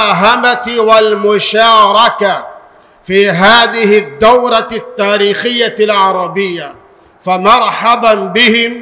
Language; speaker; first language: Arabic; non-native, fluent; Urdu